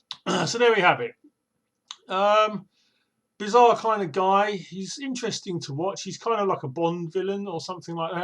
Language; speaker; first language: English; native; English